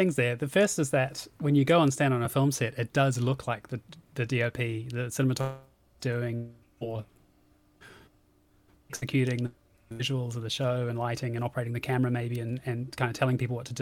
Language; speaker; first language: English; native; English